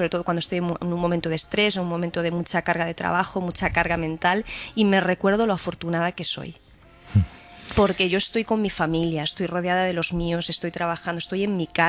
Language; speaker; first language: Spanish; native; Spanish